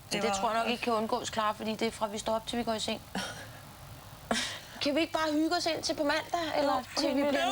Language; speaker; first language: Danish; native; Danish